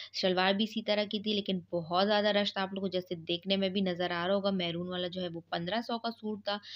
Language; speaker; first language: Urdu; native; Urdu